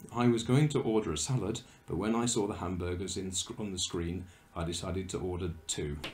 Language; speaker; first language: English; native; English